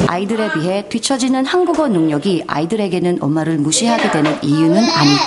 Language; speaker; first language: Korean; native; Korean